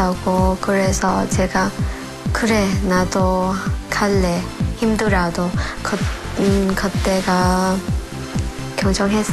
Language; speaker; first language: Korean; non-native, learner; Vietnamese